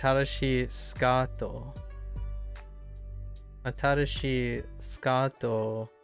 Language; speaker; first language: Japanese; non-native, learner; English